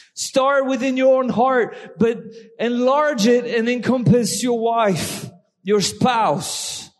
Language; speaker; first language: English; non-native, fluent; French